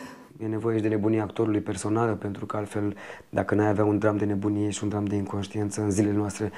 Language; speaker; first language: Romanian; native; Romanian